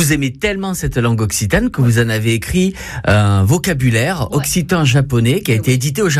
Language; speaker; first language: French; native; French